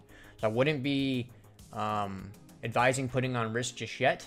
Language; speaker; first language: English; native; English